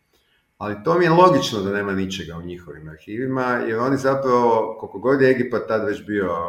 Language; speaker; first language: Serbian; native; Serbian